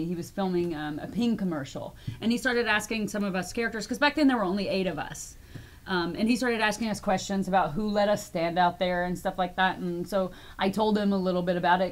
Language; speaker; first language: English; native; English